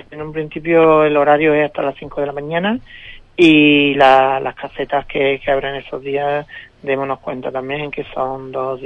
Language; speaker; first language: Spanish; native; Spanish